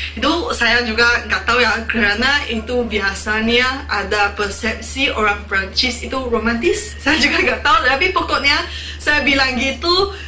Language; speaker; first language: Indonesian; non-native, fluent; Min Nan Chinese